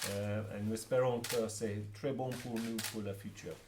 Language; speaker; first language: French; non-native, learner; English